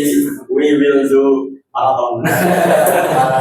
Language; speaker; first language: English; non-native, learner; Indonesian